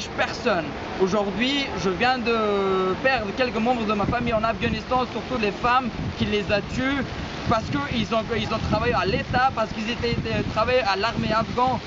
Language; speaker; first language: French; non-native, fluent; Persian